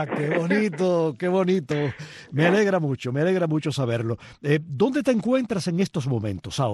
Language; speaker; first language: Spanish; native; Spanish